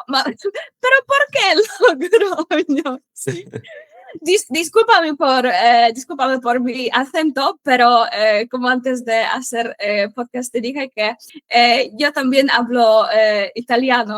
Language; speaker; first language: Spanish; non-native, fluent; Polish